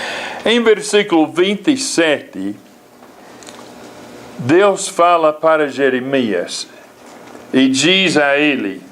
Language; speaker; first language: Portuguese; non-native, fluent; English